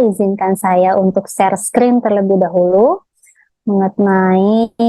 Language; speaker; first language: Indonesian; native; Indonesian